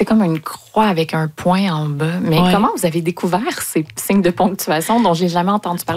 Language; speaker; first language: French; native; French